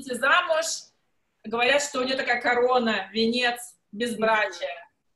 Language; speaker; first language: Russian; native; Russian